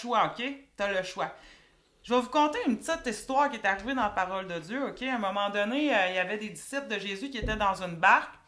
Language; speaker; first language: French; native; French